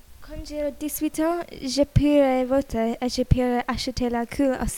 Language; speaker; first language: French; non-native, learner; English